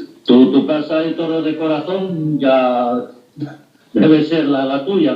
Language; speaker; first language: Spanish; non-native, fluent; French